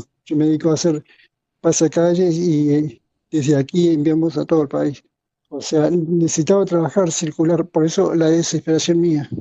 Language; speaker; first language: Spanish; native; Spanish